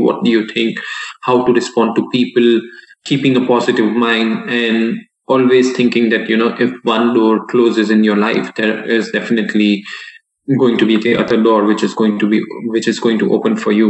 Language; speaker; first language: English; non-native, local second language; Gujarati